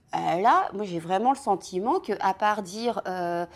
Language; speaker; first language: French; native; French